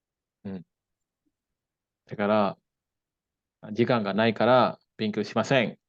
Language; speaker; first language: Japanese; non-native, fluent; Indonesian